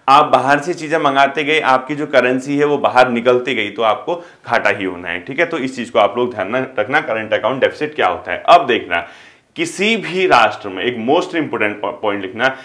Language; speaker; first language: Hindi; native; Hindi